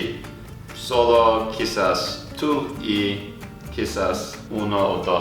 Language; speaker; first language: Spanish; non-native, learner; English